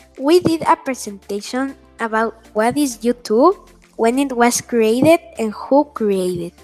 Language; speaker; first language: English; non-native, learner; Spanish